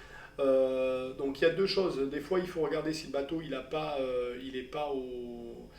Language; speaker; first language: French; native; French